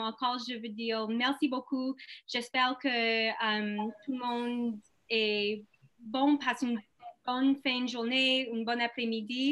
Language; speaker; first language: French; non-native, local second language; English